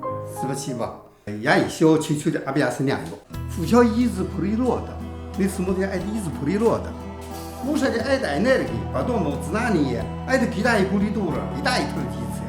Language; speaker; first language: Russian; non-native, learner; Chinese